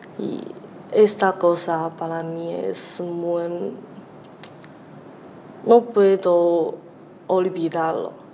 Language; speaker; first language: Spanish; non-native, learner; Chinese